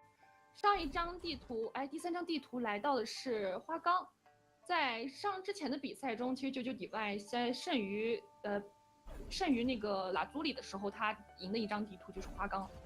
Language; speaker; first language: Chinese; native; Chinese